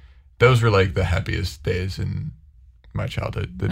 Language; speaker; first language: English; native; English